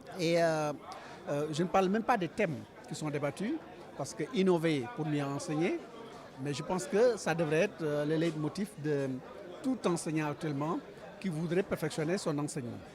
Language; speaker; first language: French; non-native, local second language; Wolof